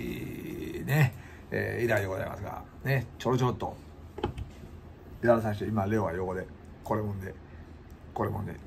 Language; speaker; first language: Japanese; native; Japanese